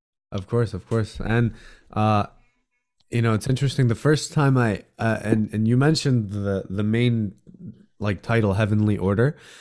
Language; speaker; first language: English; native; English